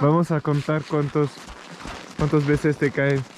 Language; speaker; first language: Spanish; non-native, learner; French